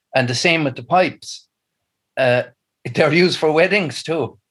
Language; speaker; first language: English; native; English